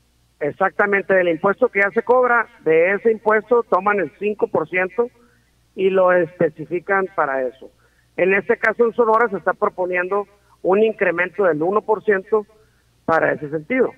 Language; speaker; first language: Spanish; native; Spanish